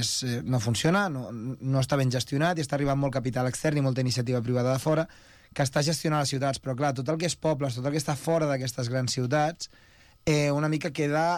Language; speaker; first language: Catalan; early bilingual, other home language; Bosnian